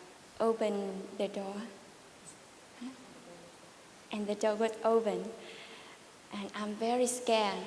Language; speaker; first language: English; non-native, learner; Vietnamese